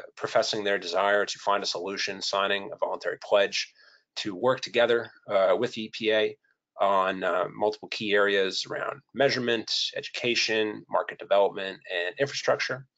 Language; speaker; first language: English; native; English